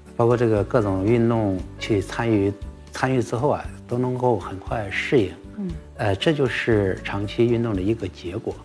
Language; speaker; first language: Chinese; native; Chinese